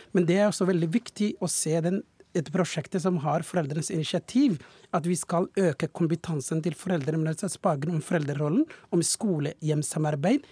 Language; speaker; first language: Norwegian; non-native, fluent; Somali